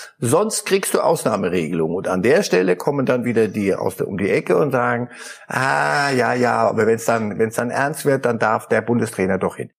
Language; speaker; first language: German; early bilingual, other home language; Polish